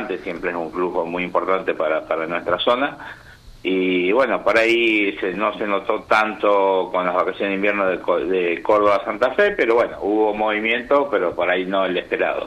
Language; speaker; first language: Spanish; native; Spanish